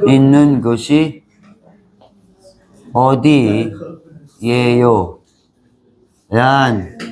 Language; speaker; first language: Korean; non-native, fluent; Filipino